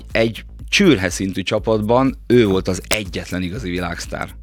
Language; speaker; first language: Hungarian; native; Hungarian